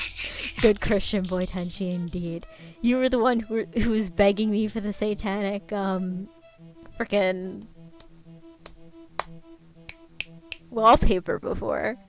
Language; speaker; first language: English; native; English